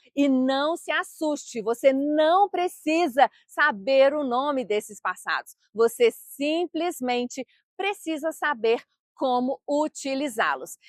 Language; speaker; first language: Portuguese; native; Portuguese